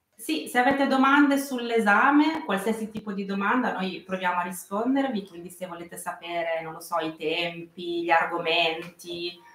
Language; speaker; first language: Italian; native; Italian